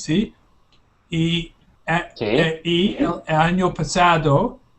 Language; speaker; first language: Spanish; non-native, learner; English